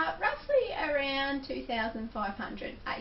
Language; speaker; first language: English; native; English